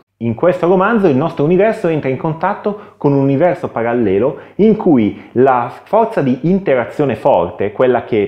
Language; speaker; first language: Italian; native; Italian